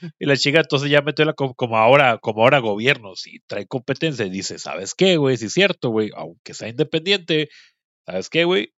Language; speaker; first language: Spanish; native; Spanish